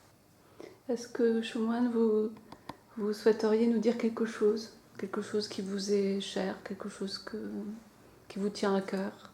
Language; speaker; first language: French; native; French